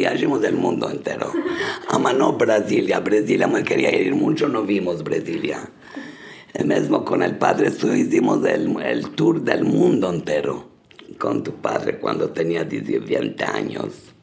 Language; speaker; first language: Spanish; early bilingual, heritage; Spanish